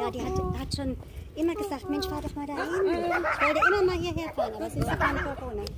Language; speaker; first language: German; native; German